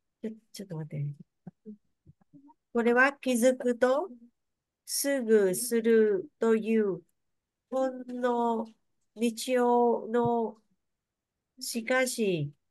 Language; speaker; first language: Japanese; non-native, learner; Vietnamese